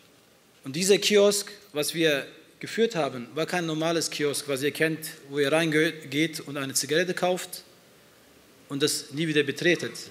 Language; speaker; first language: German; early bilingual, other home language; Turkish